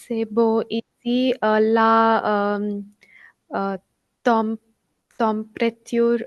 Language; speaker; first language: French; non-native, learner; Hindi